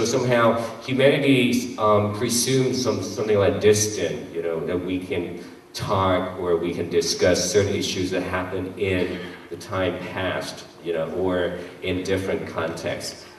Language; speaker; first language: English; non-native, fluent; Thai